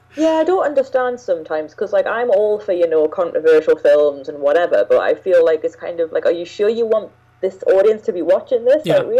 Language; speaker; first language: English; native; English